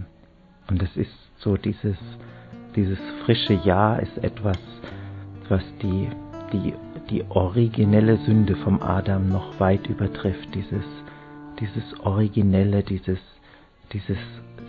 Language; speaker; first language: English; non-native, fluent; German